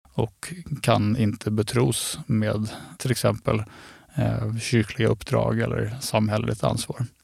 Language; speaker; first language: Swedish; native; Swedish